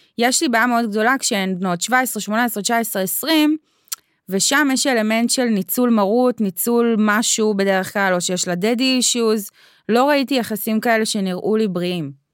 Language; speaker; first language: Hebrew; early bilingual, other home language; Russian